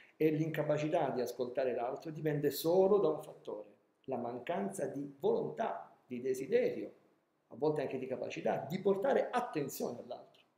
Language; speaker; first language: Italian; native; Italian